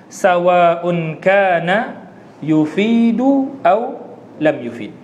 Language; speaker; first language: Arabic; non-native, fluent; Malay